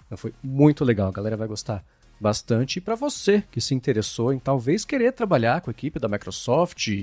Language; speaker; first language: Portuguese; native; Portuguese